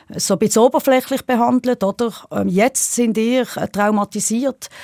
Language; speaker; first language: German; native; German